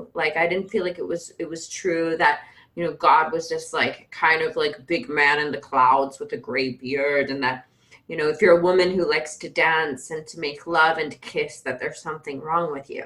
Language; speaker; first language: English; native; English